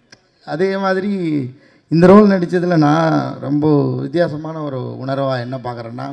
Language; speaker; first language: Tamil; native; Tamil